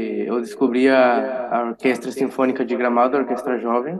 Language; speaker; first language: Portuguese; early bilingual, other home language; Spanish